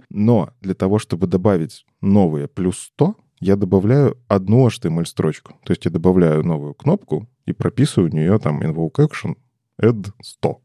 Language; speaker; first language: Russian; native; Russian